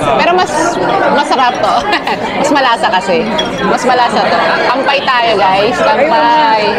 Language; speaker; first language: Filipino; native; Filipino